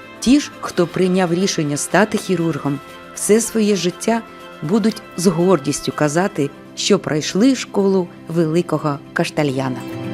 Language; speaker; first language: Ukrainian; native; Ukrainian